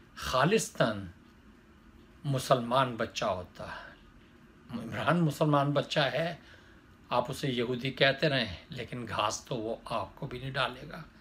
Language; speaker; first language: Urdu; native; Urdu